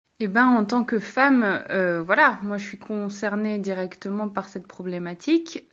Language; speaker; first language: French; native; French